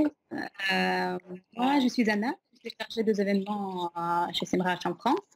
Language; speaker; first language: French; non-native, fluent; Russian